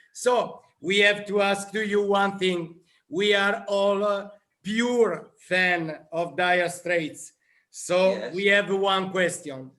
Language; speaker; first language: English; non-native, learner; Italian